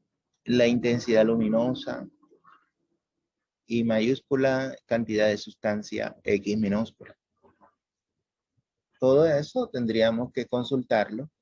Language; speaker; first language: Spanish; native; Spanish